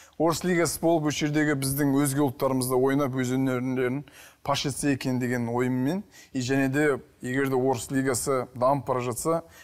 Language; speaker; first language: Kazakh; native; Kazakh